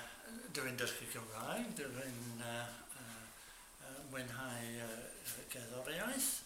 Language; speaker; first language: Welsh; non-native, learner; English